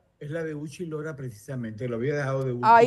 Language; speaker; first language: Spanish; native; Spanish